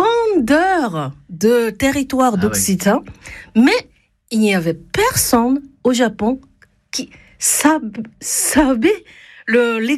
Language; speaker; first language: French; non-native, fluent; Japanese